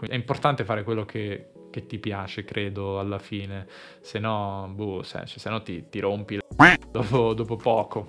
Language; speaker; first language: Italian; native; Italian